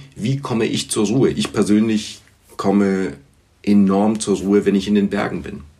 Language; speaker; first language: German; early bilingual, other home language; Bulgarian